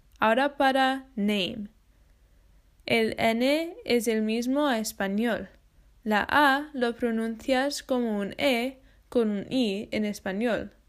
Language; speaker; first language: Spanish; non-native, learner; English